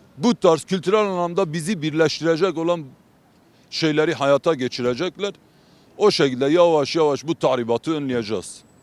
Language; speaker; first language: Turkish; non-native, local second language; Kurdish